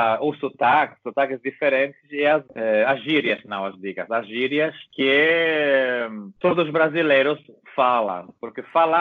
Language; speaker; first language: Portuguese; non-native, learner; Italian